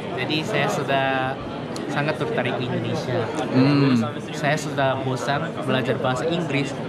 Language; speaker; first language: Indonesian; non-native, learner; Japanese